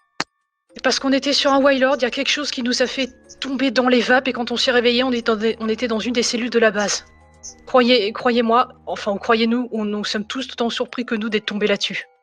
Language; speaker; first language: French; native; French